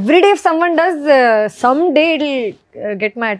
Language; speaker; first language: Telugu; non-native, local second language; Hindi